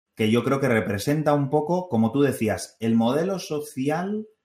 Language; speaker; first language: Spanish; native; Spanish